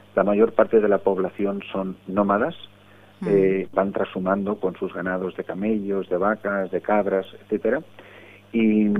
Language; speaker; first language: Spanish; early bilingual, other home language; English